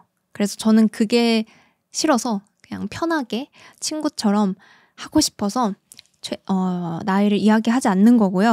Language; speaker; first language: Korean; native; Korean